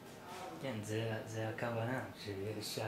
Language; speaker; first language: Hebrew; non-native, fluent; English